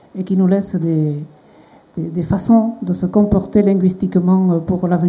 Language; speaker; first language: French; non-native, local second language; Basque